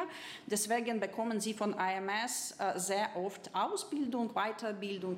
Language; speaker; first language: German; non-native, fluent; Ukrainian